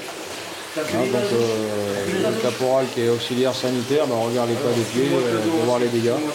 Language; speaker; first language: French; native; French